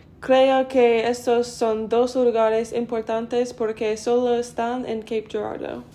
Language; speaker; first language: Spanish; non-native, learner; English